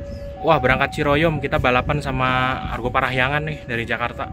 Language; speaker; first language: Indonesian; native; Indonesian